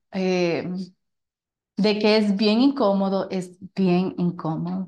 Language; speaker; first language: Spanish; native; Spanish